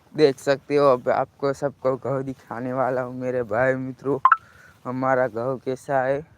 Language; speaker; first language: Hindi; non-native, local second language; Gujarati